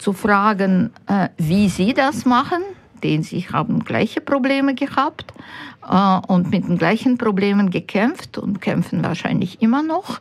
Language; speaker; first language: German; non-native, fluent; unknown